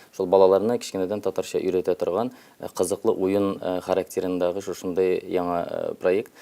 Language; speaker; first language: Tatar; early bilingual, heritage; Tatar